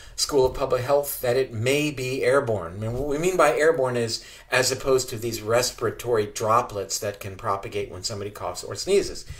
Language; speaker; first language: English; native; English